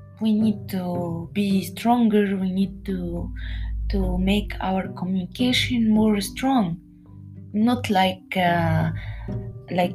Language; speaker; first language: English; non-native, learner; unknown